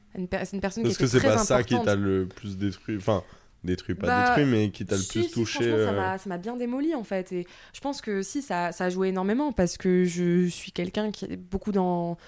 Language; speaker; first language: French; native; French